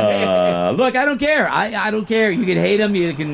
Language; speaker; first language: English; native; English